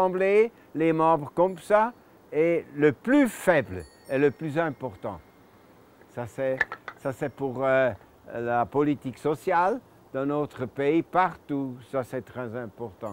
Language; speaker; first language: French; non-native, local second language; German